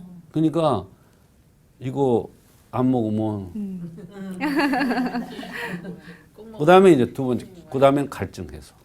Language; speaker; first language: Korean; native; Korean